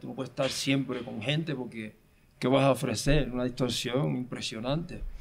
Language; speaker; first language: Spanish; early bilingual, heritage; Spanish